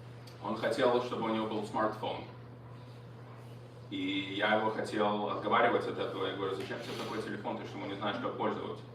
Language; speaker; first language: Russian; early bilingual, heritage; Russian